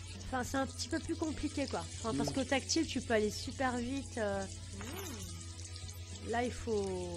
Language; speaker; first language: French; native; French